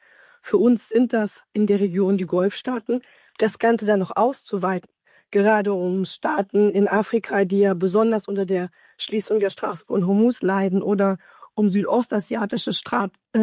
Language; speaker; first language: German; native; German